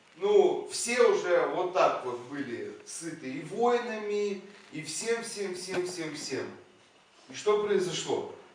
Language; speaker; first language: Russian; non-native, local second language; Ukrainian